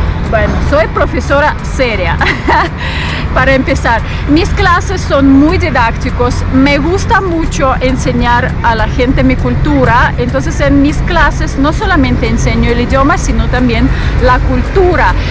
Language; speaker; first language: Spanish; non-native, fluent; Russian